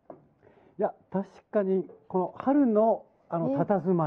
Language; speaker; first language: Japanese; native; Japanese